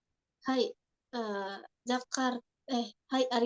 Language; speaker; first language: Japanese; non-native, learner; Indonesian